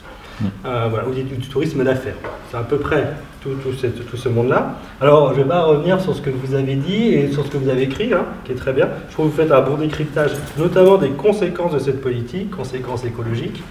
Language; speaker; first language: French; native; French